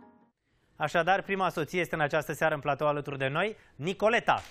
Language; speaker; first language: Romanian; native; Romanian